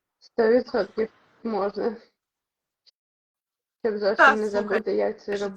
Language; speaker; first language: Ukrainian; non-native, local second language; Russian